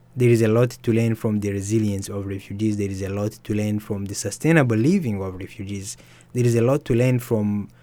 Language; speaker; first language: English; early bilingual, other home language; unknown